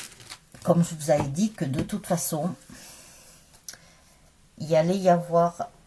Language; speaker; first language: French; native; French